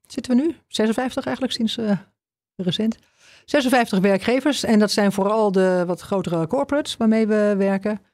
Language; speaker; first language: Dutch; native; Dutch